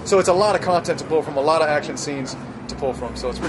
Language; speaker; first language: English; native; English